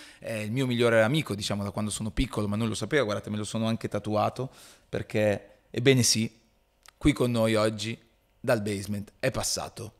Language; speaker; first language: Italian; native; Italian